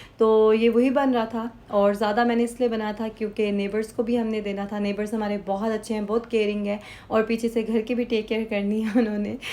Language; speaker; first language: Urdu; native; Urdu